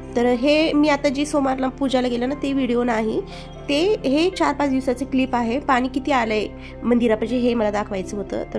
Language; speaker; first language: Marathi; early bilingual, heritage; Marathi